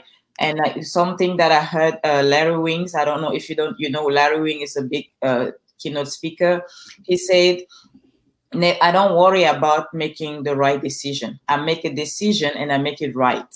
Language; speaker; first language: English; non-native, local second language; French